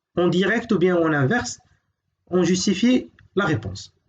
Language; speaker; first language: French; non-native, local second language; Arabic